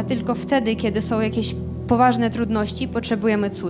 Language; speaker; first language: Polish; non-native, fluent; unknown